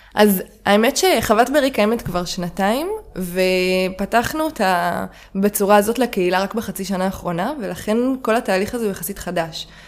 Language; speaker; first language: Hebrew; native; Hebrew